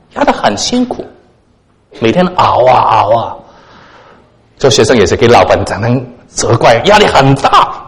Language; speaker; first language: Chinese; non-native, local second language; Cantonese